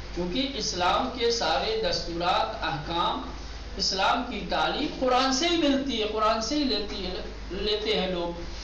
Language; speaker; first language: Urdu; native; Urdu